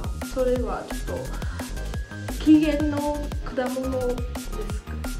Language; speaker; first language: Japanese; non-native, learner; Vietnamese